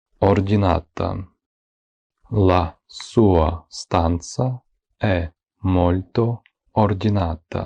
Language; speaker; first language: Italian; non-native, fluent; Ukrainian